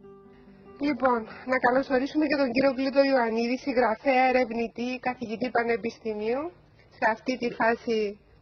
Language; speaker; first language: Greek; native; Greek